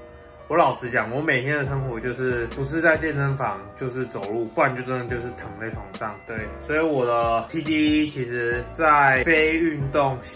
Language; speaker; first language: Chinese; native; Chinese